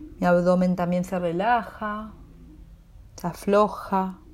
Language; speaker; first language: Spanish; native; Spanish